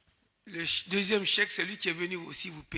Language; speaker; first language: French; native; French